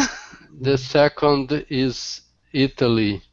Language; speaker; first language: English; non-native, learner; Portuguese